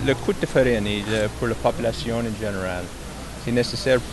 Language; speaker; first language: French; non-native, learner; English